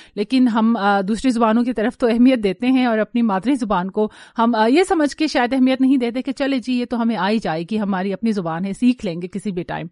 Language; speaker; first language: Urdu; non-native, local second language; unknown